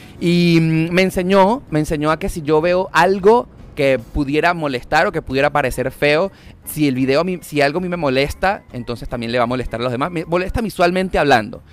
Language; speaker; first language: Spanish; native; Spanish